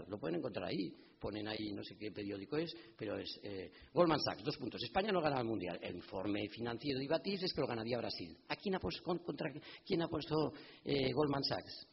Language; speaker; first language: Spanish; native; Spanish